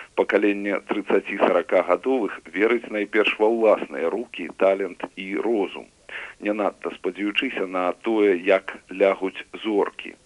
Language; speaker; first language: Belarusian; native; Belarusian